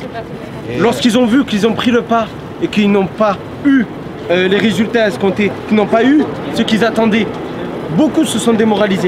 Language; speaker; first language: French; native; French